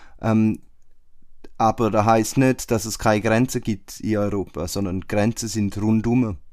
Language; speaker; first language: German; native; German